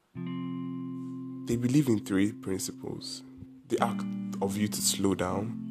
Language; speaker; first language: English; non-native, local second language; Igbo